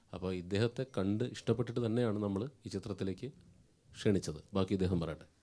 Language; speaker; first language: Malayalam; native; Malayalam